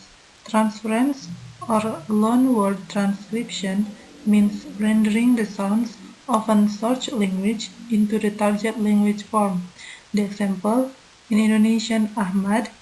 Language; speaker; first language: English; non-native, learner; Indonesian